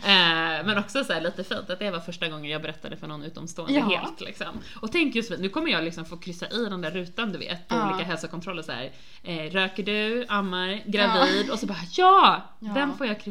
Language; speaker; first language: Swedish; native; Swedish